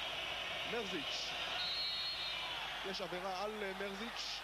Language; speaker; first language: Hebrew; native; Hebrew